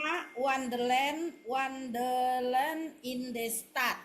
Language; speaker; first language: Dutch; non-native, learner; Indonesian